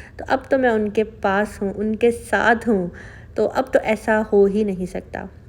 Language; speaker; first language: Urdu; native; Urdu